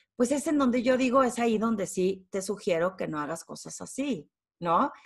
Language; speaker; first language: Spanish; native; Spanish